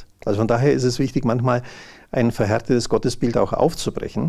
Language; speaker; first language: German; native; German